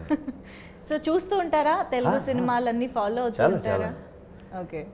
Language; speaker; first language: Telugu; native; Telugu